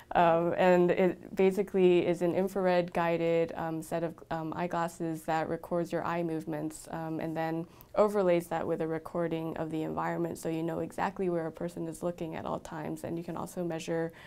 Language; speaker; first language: English; native; English